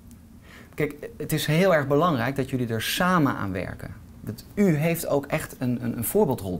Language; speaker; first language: Dutch; native; Dutch